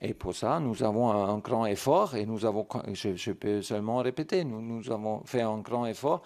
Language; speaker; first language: French; non-native, learner; German